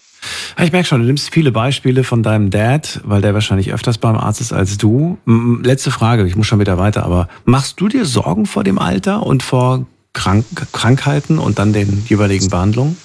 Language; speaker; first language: German; native; German